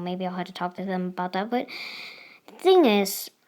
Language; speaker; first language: English; native; English